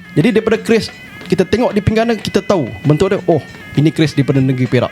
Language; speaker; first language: Malay; native; Malay